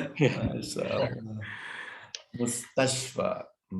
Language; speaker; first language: Arabic; non-native, fluent; Indonesian